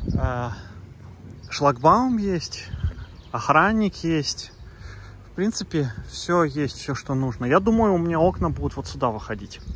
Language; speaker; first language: Russian; native; Russian